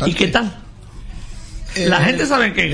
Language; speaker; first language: Spanish; native; Spanish